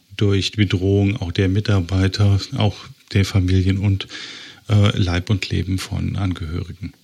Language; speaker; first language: German; native; German